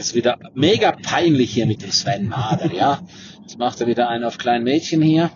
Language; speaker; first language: German; native; German